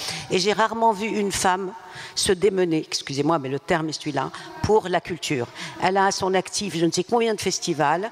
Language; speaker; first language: French; non-native, local second language; Arabic